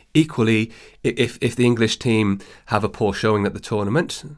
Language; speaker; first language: English; native; English